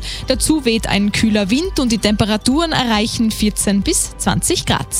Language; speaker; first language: German; native; German